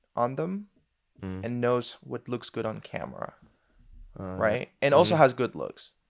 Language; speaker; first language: English; non-native, fluent; Spanish